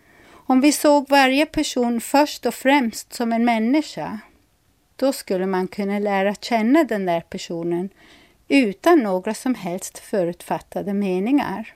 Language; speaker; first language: Swedish; non-native, fluent; English